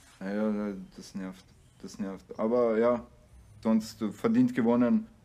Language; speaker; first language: German; native; German